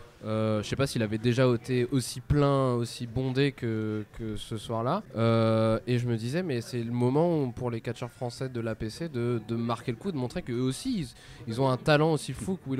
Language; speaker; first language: French; native; French